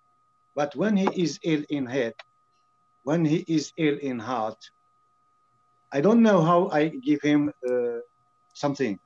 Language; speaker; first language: English; non-native, learner; French